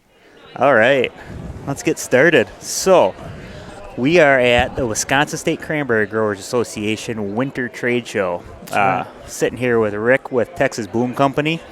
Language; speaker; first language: English; native; English